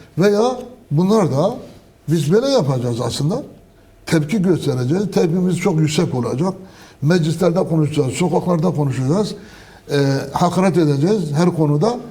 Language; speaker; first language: Turkish; non-native, local second language; Kurdish